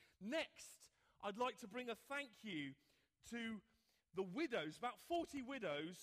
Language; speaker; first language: English; native; English